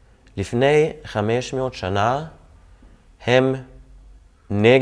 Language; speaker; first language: Hebrew; non-native, fluent; Swedish